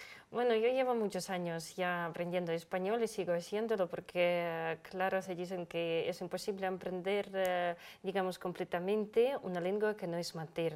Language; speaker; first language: Spanish; non-native, fluent; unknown